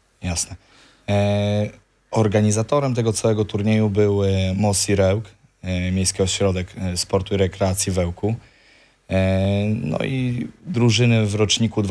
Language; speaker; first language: Polish; native; Polish